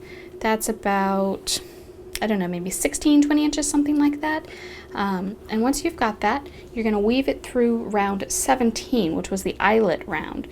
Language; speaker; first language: English; native; English